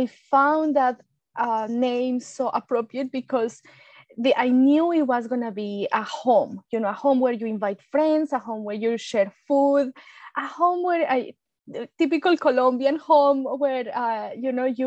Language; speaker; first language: English; non-native, fluent; Spanish